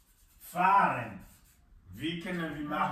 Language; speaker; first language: German; non-native, fluent; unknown